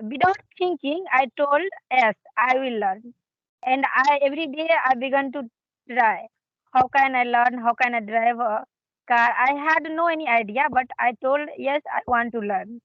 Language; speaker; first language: English; non-native, learner; Hindi